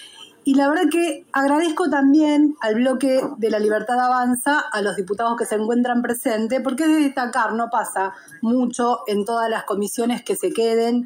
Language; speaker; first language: Spanish; native; Spanish